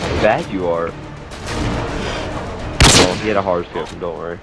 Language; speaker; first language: English; native; English